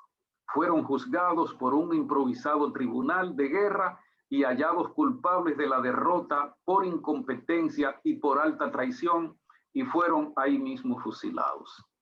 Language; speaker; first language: Spanish; native; Spanish